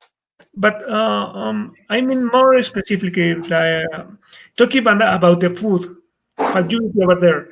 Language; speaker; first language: English; non-native, fluent; Spanish